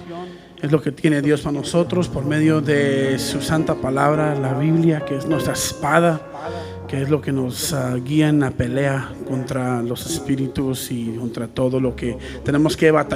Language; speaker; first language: Spanish; early bilingual, heritage; Spanish